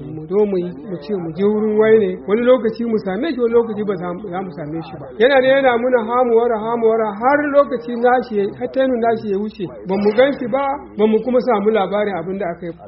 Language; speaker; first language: Hausa; native; Hausa